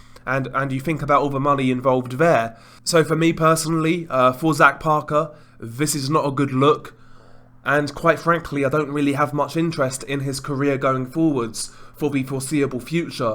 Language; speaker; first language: English; native; English